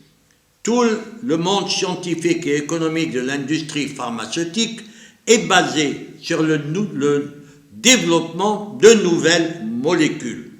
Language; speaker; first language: French; native; French